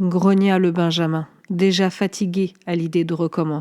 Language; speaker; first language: French; native; French